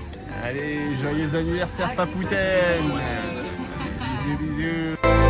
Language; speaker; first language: French; native; French